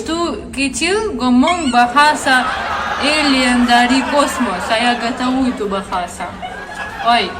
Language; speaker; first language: Indonesian; non-native, learner; Russian